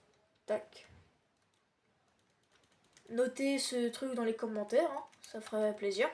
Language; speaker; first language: French; native; French